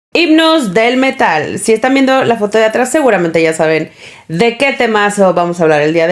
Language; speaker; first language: Spanish; native; Spanish